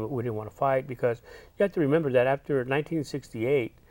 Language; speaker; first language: English; native; English